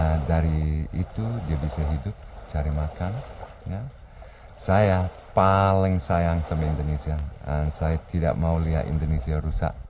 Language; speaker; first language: Indonesian; non-native, learner; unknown